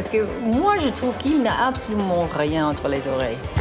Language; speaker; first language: French; non-native, learner; English